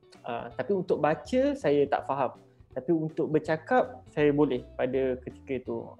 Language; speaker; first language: Malay; native; Malay